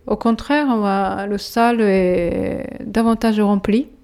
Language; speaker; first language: French; non-native, fluent; Japanese